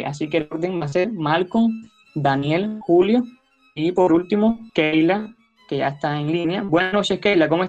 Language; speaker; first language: Spanish; native; Spanish